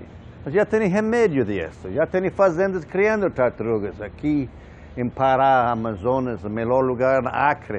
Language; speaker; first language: Portuguese; non-native, fluent; English